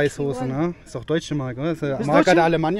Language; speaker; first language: German; native; German